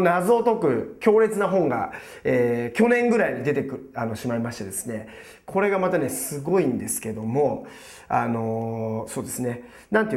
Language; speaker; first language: Japanese; native; Japanese